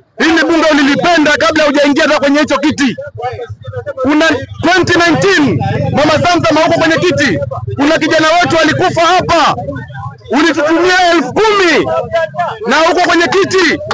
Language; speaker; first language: Swahili; non-native, local second language; Luyia